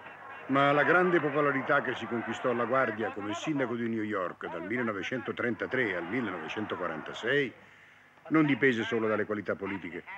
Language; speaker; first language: Italian; native; Italian